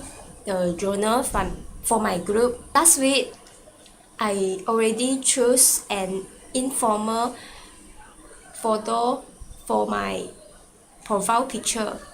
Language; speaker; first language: English; non-native, local second language; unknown